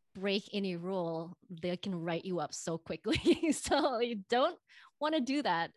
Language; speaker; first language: English; non-native, fluent; Indonesian